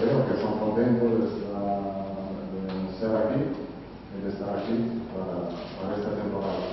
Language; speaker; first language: Spanish; non-native, fluent; Italian